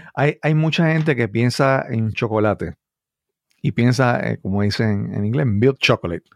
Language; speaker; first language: Spanish; native; Spanish